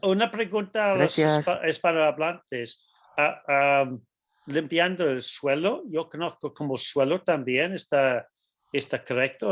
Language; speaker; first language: Spanish; non-native, fluent; English